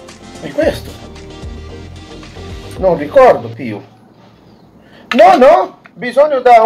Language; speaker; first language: Italian; non-native, learner; Portuguese